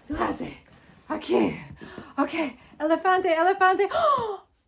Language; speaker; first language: Spanish; non-native, fluent; English